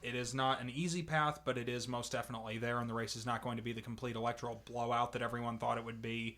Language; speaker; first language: English; native; English